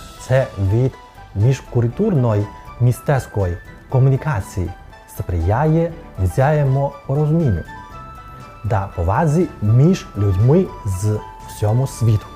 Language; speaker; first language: Ukrainian; non-native, fluent; Chinese